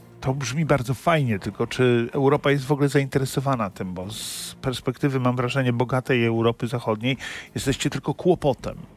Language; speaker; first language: Polish; native; Polish